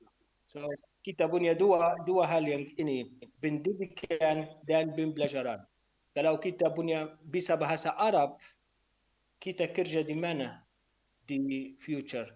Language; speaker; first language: Indonesian; non-native, learner; Arabic